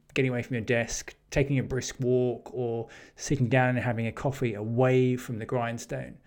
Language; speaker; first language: English; native; English